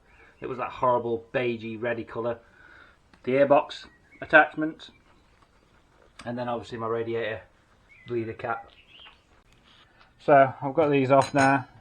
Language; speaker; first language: English; native; English